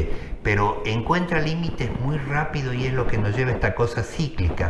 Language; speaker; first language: Spanish; native; Spanish